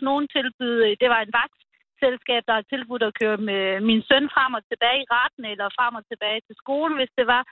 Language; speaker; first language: Danish; early bilingual, other home language; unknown